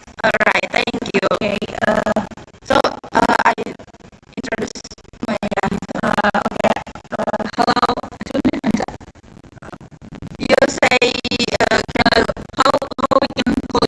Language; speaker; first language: English; non-native, learner; Indonesian